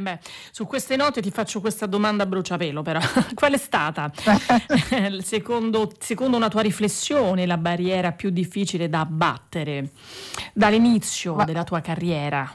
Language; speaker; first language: Italian; native; Italian